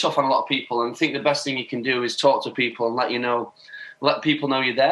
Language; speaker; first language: English; native; English